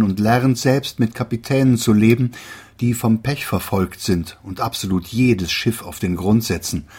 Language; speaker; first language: German; native; German